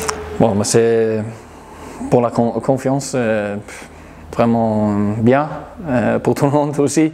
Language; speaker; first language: French; non-native, learner; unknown